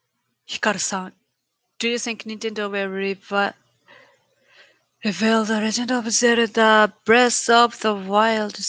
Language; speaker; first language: English; non-native, learner; Japanese